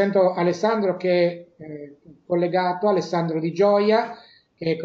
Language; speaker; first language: Italian; native; Italian